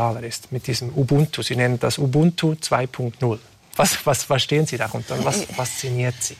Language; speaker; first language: German; native; German